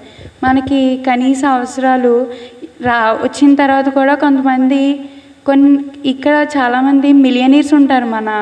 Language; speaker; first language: Telugu; native; Telugu